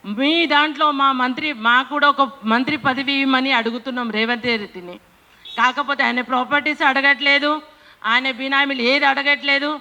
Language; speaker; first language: Telugu; non-native, local second language; Lambadi